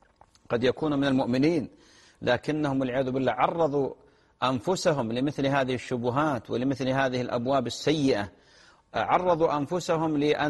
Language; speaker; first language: Arabic; native; Arabic